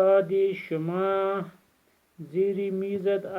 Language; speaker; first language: Persian; non-native, fluent; Urdu